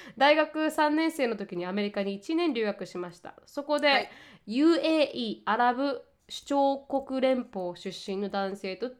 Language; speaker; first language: Japanese; native; Japanese